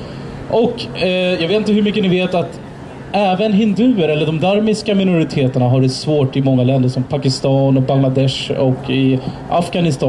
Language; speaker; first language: Swedish; early bilingual, other home language; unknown